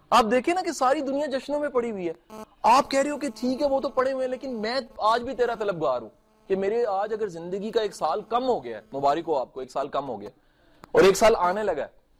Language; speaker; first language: Urdu; native; Urdu